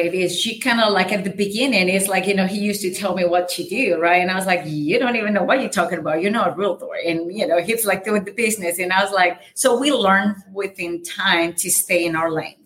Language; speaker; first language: English; non-native, fluent; Spanish